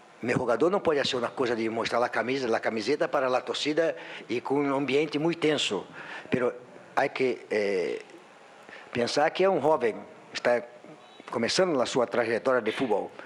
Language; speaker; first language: Portuguese; non-native, learner; Spanish